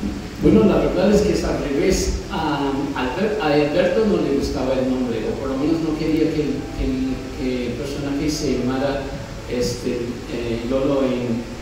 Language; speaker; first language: Spanish; non-native, fluent; English